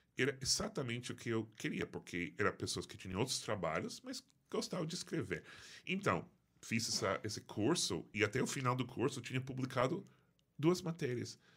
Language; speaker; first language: Portuguese; non-native, fluent; English